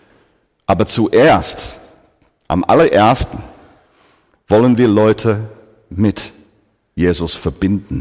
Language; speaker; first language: German; non-native, fluent; English